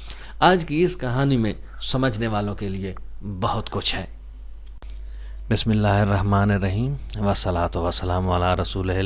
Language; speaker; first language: Urdu; native; Urdu